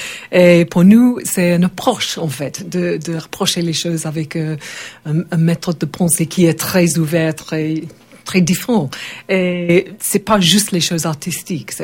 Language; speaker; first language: French; non-native, learner; English